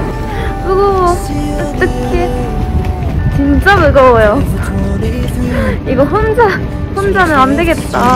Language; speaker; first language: Korean; non-native, fluent; Japanese